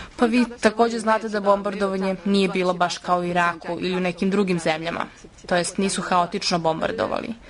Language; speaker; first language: Serbian; non-native, fluent; Chinese